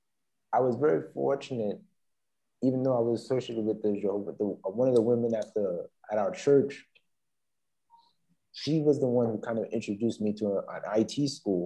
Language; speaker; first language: English; native; English